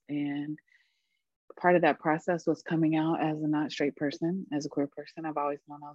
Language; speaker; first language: English; native; English